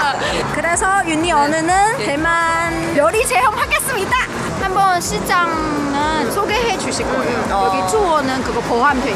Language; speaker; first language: Korean; non-native, fluent; Chinese